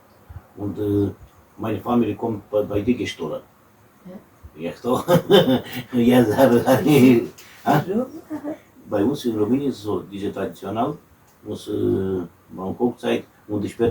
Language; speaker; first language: German; non-native, learner; Romanian